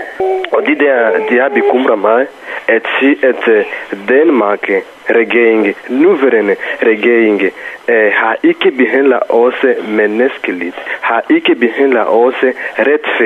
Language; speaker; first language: Danish; non-native, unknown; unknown